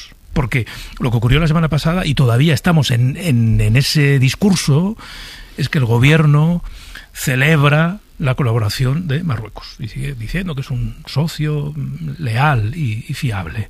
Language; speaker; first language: Spanish; native; Spanish